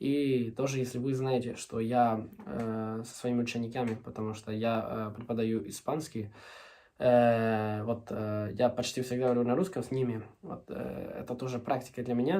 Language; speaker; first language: Russian; non-native, fluent; Spanish